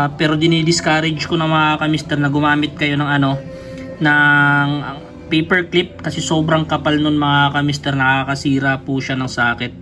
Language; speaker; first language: Filipino; non-native, local second language; Cebuano